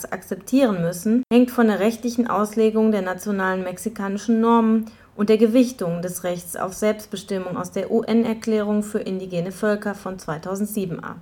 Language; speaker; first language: German; native; German